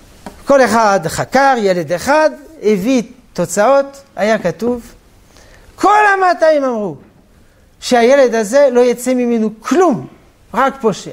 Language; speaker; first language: Hebrew; non-native, fluent; French